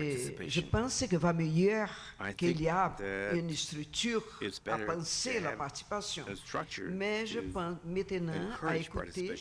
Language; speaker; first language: French; non-native, learner; Portuguese